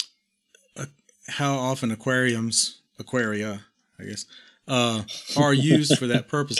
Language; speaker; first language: English; native; English